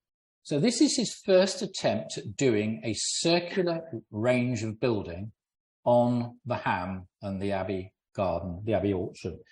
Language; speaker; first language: English; native; English